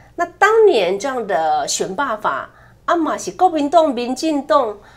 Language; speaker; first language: Chinese; non-native, local second language; Min Nan Chinese